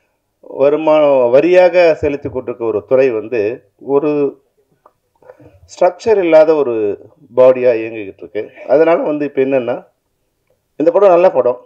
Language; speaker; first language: Tamil; native; Tamil